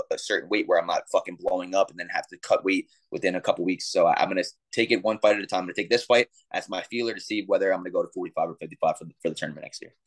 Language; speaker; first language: English; native; English